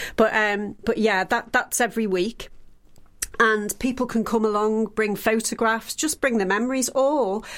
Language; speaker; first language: English; native; English